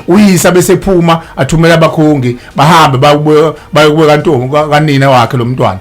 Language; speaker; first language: Zulu; native; Zulu